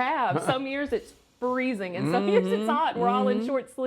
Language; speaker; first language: English; native; English